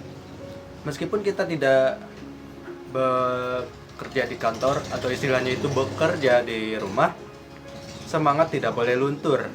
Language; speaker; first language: Indonesian; native; Indonesian